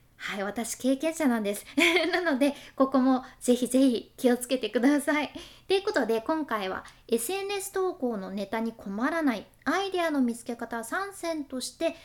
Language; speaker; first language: Japanese; native; Japanese